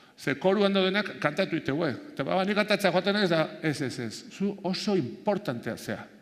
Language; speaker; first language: Basque; native; Basque